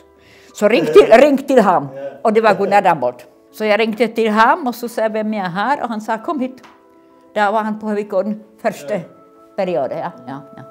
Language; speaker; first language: Norwegian; non-native, fluent; Czech